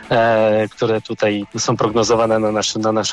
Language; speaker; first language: Polish; native; Polish